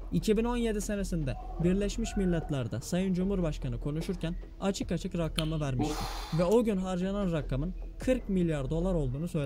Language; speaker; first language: Turkish; native; Turkish